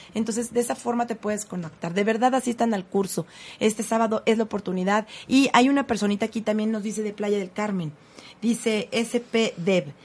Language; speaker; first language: Spanish; native; Spanish